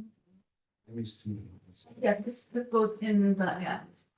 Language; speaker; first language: English; native; English